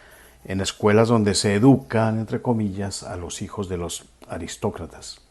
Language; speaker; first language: Spanish; native; Spanish